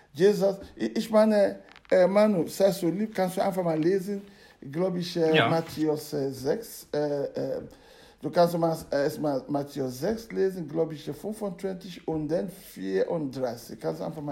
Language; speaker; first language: German; non-native, learner; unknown